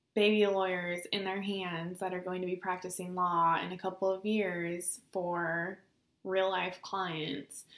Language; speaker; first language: English; native; English